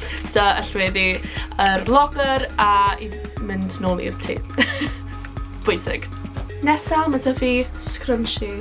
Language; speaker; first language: Welsh; non-native, local second language; English